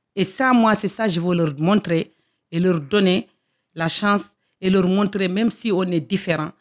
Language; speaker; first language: French; non-native, local second language; Fula